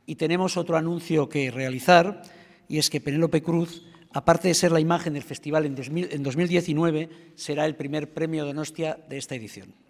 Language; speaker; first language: Spanish; native; Spanish